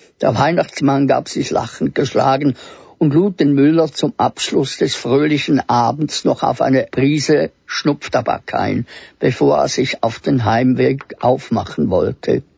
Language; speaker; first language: German; native; German